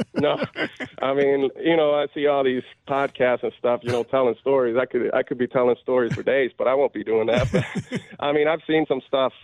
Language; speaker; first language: English; non-native, fluent; Swedish